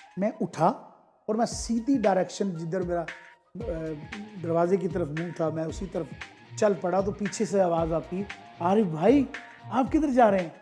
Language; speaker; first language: Urdu; non-native, local second language; Punjabi